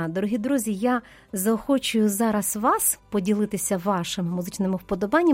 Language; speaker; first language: Ukrainian; native; Ukrainian